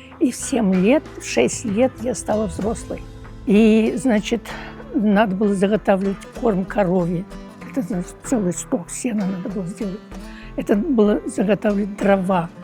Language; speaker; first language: Russian; non-native, local second language; Uyghur